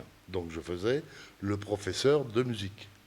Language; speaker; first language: French; early bilingual, other home language; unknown